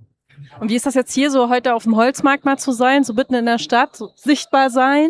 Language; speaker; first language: German; native; German